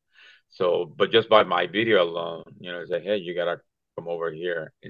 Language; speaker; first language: English; non-native, fluent; Spanish